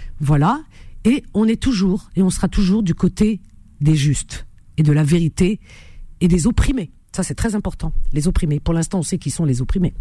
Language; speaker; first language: French; native; French